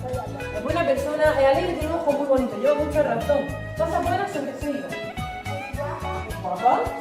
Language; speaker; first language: Spanish; native; Spanish